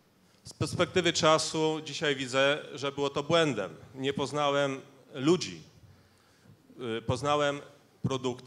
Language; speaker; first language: Polish; non-native, learner; Russian